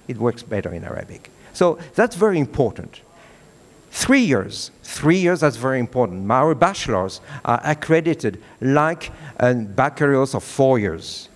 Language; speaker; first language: English; non-native, fluent; French